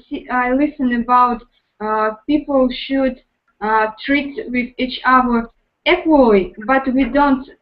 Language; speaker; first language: English; non-native, learner; Russian